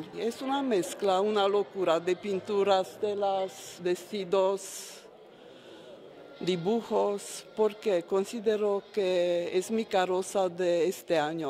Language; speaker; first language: Spanish; non-native, fluent; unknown